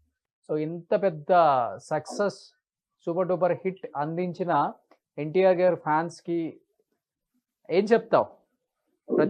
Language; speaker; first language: Telugu; native; Telugu